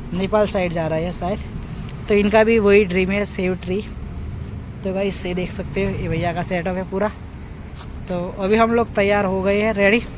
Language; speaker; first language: Hindi; non-native, local second language; Gujarati